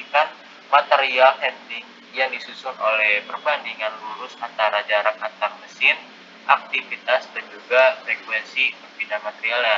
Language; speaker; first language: Indonesian; native; Indonesian